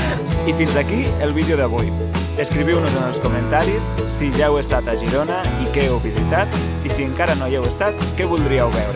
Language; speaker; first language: Catalan; native; Catalan